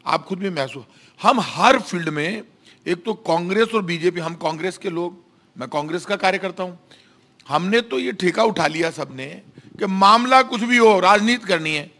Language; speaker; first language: Hindi; native; Hindi